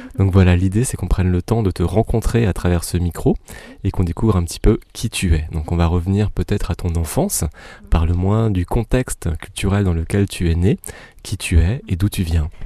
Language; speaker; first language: French; native; French